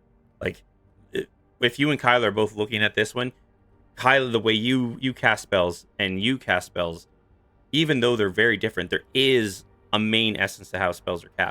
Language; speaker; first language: English; native; English